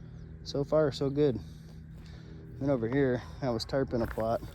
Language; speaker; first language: English; native; English